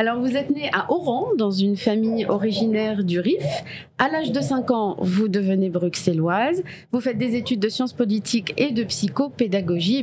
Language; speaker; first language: French; non-native, local second language; Arabic